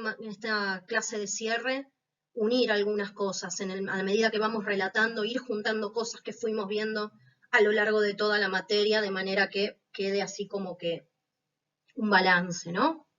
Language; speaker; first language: Spanish; native; Spanish